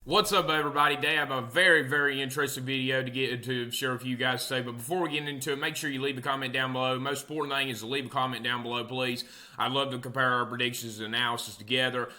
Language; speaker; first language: English; native; English